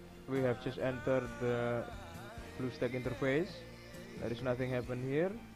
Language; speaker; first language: English; non-native, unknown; Indonesian